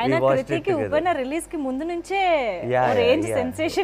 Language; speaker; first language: Telugu; native; Telugu